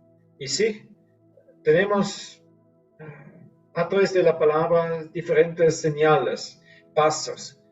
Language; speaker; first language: Spanish; non-native, fluent; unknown